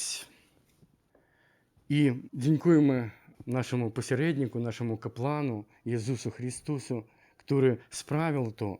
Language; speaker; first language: Ukrainian; non-native, learner; Russian